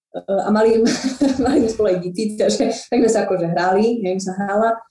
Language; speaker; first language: Slovak; non-native, local second language; Rusyn